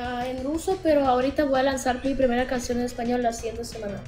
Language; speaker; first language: Spanish; non-native, fluent; Russian